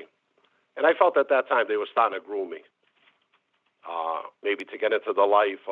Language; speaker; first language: English; native; English